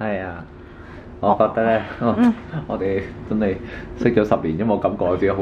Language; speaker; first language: Chinese; native; Chinese